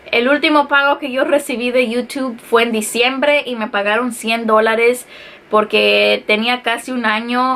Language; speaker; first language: Spanish; early bilingual, heritage; Spanish